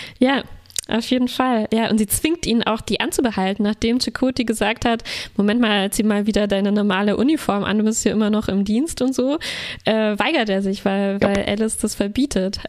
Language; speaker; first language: German; native; German